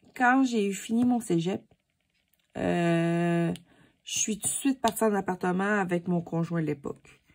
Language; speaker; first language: French; native; French